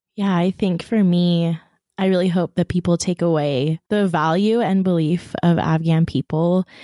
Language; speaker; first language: English; early bilingual, other home language; Persian